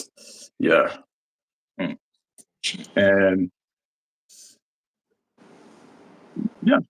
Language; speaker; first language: English; non-native, local second language; French